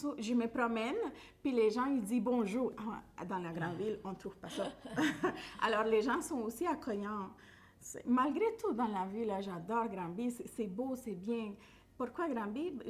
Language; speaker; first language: French; non-native, fluent; Spanish